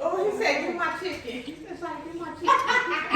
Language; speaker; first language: English; native; English